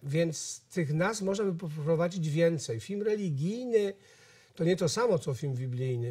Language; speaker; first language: Polish; native; Polish